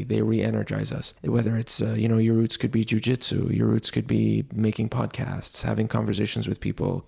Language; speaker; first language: English; early bilingual, other home language; Arabic